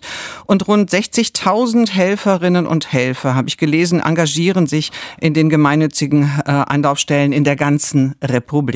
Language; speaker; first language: German; native; German